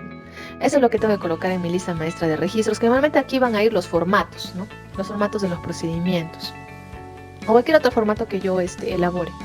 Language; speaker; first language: Spanish; native; Spanish